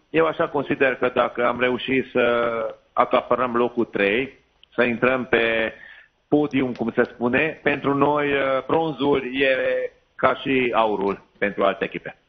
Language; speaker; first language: Romanian; non-native, local second language; Hungarian